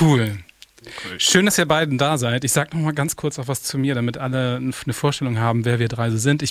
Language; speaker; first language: German; native; German